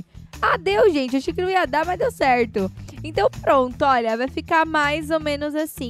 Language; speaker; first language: Portuguese; native; Portuguese